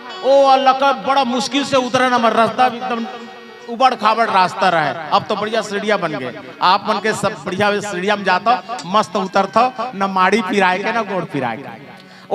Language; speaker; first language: Hindi; non-native, local second language; Chhattisgarhi